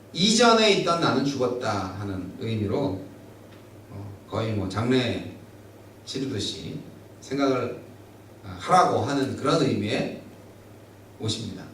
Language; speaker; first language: Korean; native; Korean